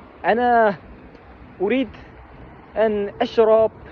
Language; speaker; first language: Arabic; non-native, learner; Kazakh